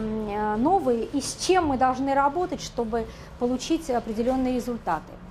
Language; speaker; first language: Russian; native; Russian